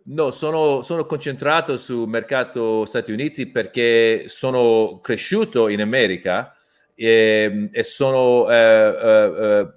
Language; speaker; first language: Italian; non-native, learner; English